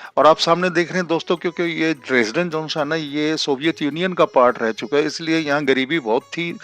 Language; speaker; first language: Hindi; non-native, local second language; Punjabi